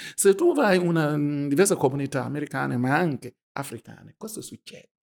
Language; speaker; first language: Italian; non-native, fluent; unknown